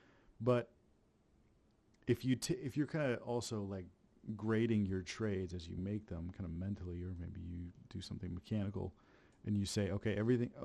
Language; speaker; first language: English; native; English